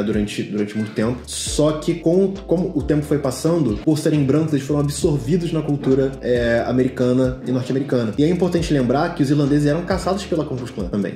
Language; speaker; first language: Portuguese; native; Portuguese